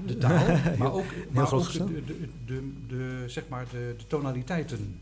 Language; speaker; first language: Dutch; native; Dutch